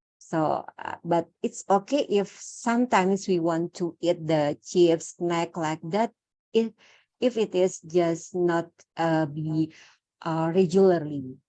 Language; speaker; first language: English; non-native, learner; Indonesian